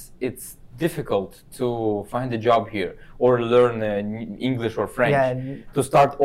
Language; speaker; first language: English; non-native, fluent; Kazakh